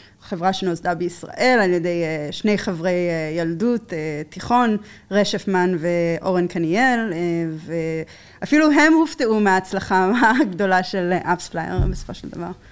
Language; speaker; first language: Hebrew; non-native, fluent; English